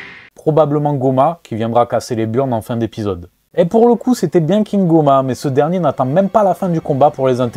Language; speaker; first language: French; native; French